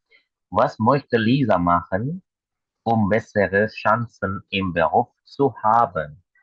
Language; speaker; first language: German; non-native, fluent; Indonesian